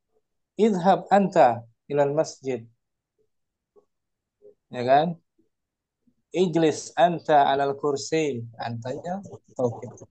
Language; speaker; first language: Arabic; non-native, fluent; Indonesian